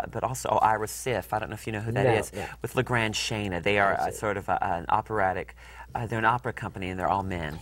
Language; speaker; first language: English; native; English